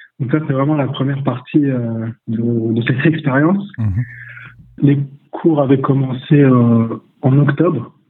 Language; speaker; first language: French; native; French